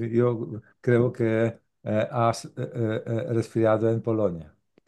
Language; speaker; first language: Spanish; non-native, learner; Polish